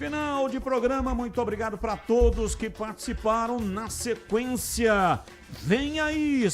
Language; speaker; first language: Portuguese; native; Portuguese